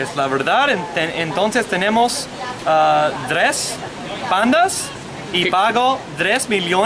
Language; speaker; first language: Spanish; non-native, learner; English